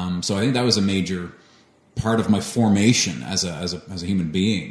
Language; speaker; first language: English; native; English